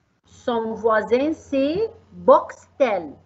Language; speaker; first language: French; non-native, fluent; Arabic